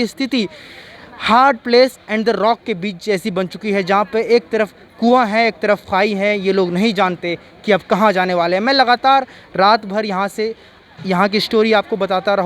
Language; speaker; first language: Hindi; native; Hindi